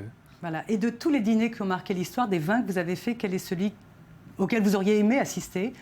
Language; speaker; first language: French; native; French